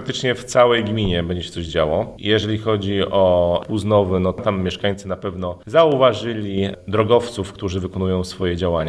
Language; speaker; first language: Polish; native; Polish